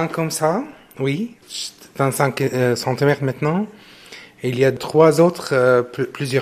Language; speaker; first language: French; non-native, learner; Arabic